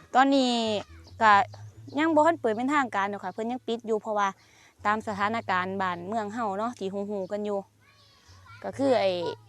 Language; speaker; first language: Thai; native; Thai